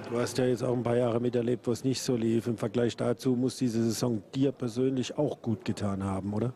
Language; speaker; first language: German; native; German